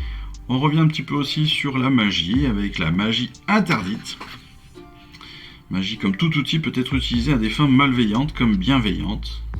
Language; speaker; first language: French; native; French